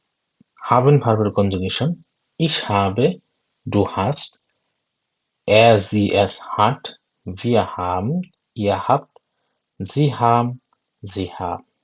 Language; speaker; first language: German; non-native, fluent; Bangla